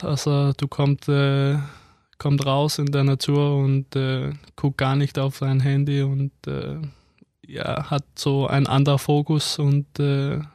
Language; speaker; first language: German; non-native, fluent; Danish